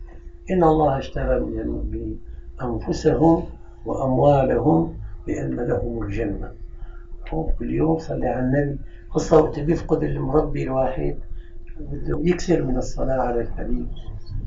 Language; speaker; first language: Arabic; native; Arabic